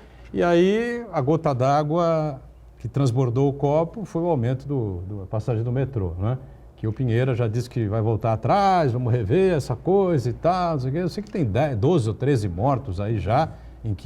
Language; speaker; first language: Portuguese; native; Portuguese